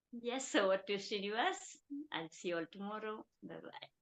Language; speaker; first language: English; non-native, local second language; Telugu